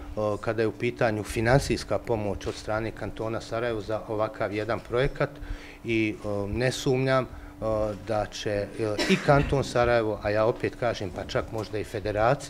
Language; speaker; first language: Croatian; native; Croatian